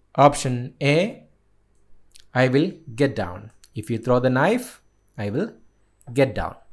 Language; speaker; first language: English; non-native, local second language; Malayalam